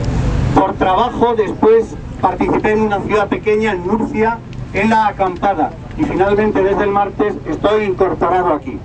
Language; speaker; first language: Spanish; native; Spanish